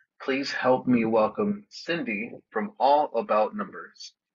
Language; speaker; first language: English; native; English